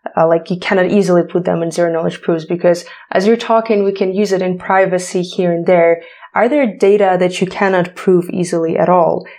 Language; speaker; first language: English; non-native, fluent; Ukrainian